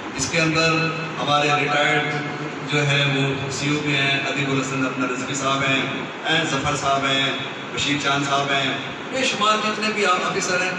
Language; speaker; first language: Urdu; non-native, local second language; Sindhi